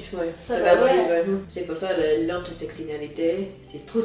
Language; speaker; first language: French; non-native, fluent; English